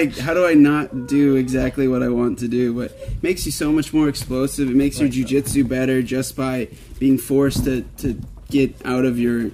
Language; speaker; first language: English; native; English